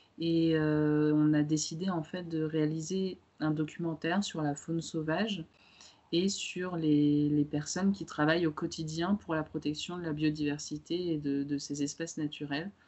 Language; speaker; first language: French; early bilingual, other home language; Romanian